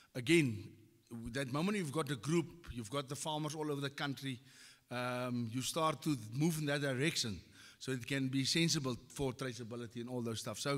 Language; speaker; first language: English; non-native, local second language; Afrikaans